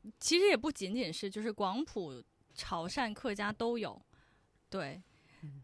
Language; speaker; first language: Chinese; non-native, local second language; Cantonese